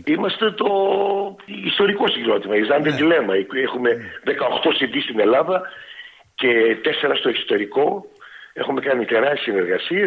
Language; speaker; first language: Greek; early bilingual, heritage; Greek